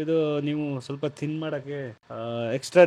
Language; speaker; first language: Kannada; non-native, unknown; Nepali